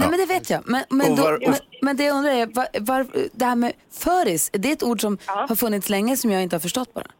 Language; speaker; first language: Swedish; native; Swedish